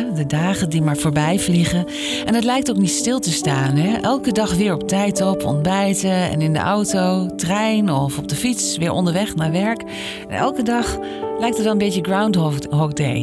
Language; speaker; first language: Dutch; native; Dutch